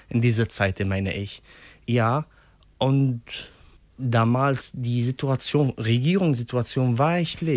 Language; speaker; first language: German; non-native, learner; Arabic